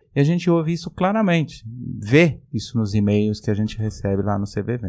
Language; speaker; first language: Portuguese; native; Portuguese